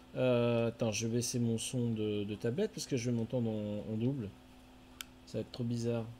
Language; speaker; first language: French; native; French